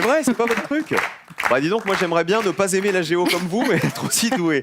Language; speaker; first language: French; native; French